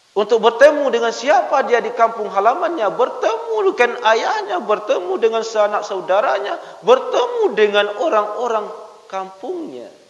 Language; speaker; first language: Malay; non-native, local second language; Minangkabau